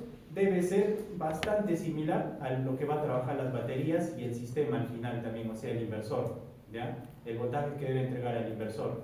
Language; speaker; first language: Spanish; native; Spanish